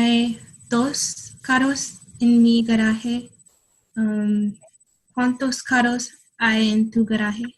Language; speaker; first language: Spanish; non-native, learner; English